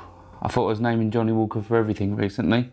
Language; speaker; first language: English; native; English